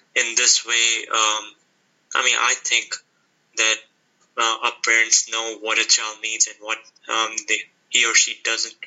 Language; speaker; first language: English; non-native, local second language; Hindi